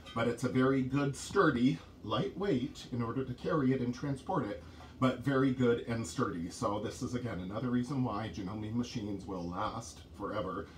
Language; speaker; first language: English; native; English